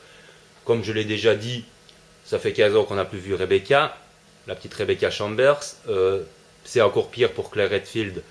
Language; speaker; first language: French; native; French